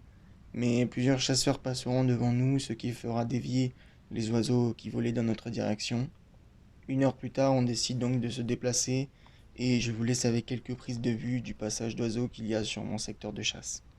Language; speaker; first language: French; native; French